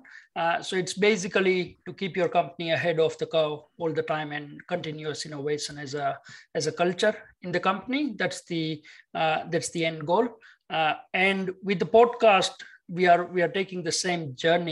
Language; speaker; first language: English; non-native, local second language; Gujarati